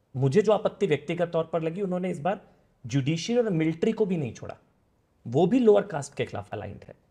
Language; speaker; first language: Hindi; native; Hindi